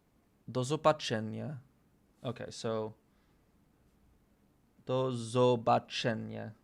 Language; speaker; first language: Polish; non-native, learner; English